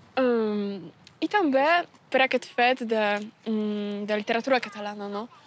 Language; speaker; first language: Catalan; non-native, fluent; Polish